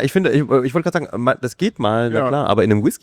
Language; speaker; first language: German; native; German